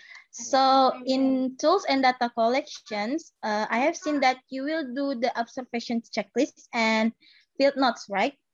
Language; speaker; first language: English; non-native, learner; Indonesian